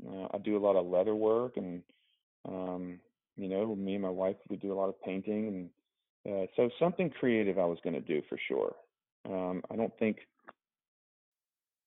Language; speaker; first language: English; native; English